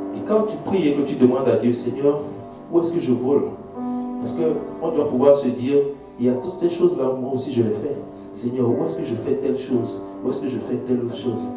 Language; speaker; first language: French; non-native, local second language; Haitian Creole